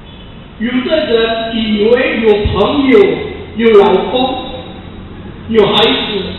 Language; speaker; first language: Chinese; early bilingual, heritage; Chinese